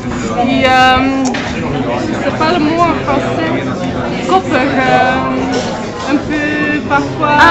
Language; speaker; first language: French; non-native, fluent; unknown